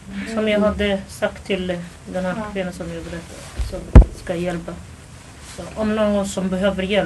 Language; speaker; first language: Swedish; non-native, learner; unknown